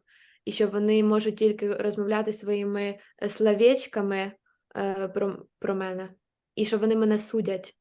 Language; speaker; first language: Ukrainian; native; Ukrainian